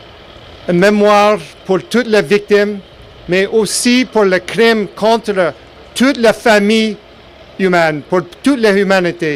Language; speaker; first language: French; non-native, learner; English